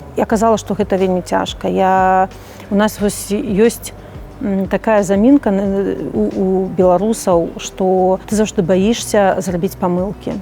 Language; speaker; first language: Belarusian; non-native, local second language; Russian